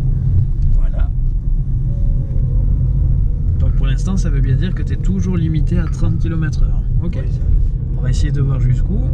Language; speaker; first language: French; native; French